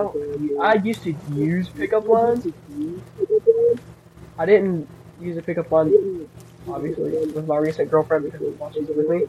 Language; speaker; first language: English; native; English